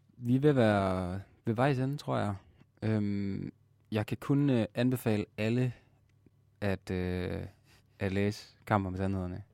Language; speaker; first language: Danish; native; Danish